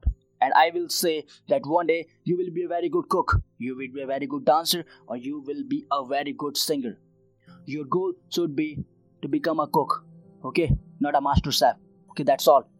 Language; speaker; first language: English; non-native, local second language; Hindi